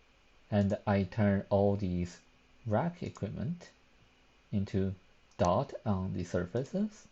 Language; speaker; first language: English; non-native, fluent; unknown